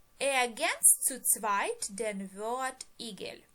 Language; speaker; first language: German; non-native, fluent; Ukrainian